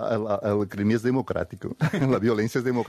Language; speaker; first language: Catalan; non-native, fluent; Portuguese